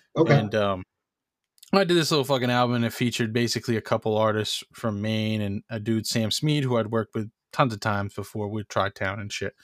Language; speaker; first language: English; native; English